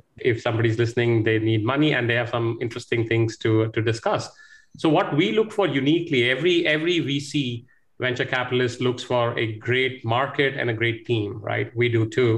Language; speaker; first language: English; non-native, local second language; Hindi